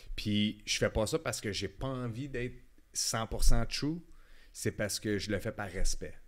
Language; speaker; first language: French; native; French